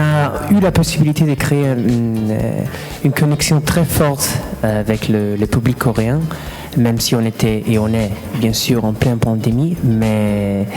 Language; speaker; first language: French; non-native, fluent; Italian